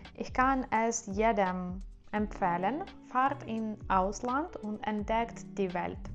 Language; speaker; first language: German; non-native, learner; Ukrainian